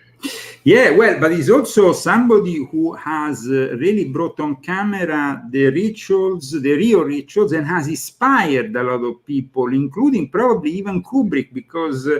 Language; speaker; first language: English; non-native, fluent; Italian